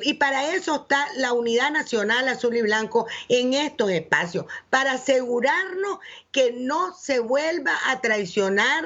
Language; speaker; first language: Spanish; native; Spanish